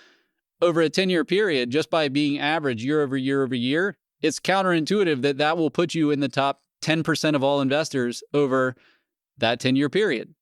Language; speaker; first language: English; native; English